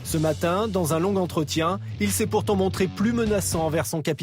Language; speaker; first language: French; native; French